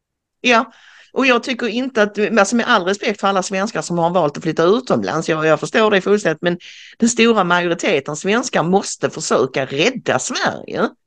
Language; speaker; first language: Swedish; native; Swedish